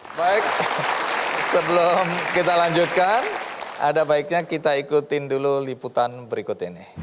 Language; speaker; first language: Indonesian; native; Indonesian